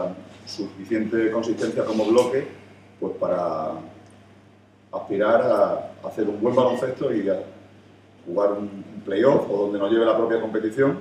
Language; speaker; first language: Spanish; native; Spanish